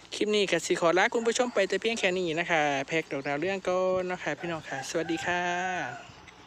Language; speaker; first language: Thai; native; Thai